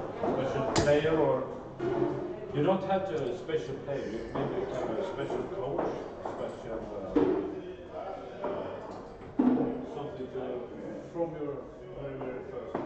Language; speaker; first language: English; non-native, learner; Norwegian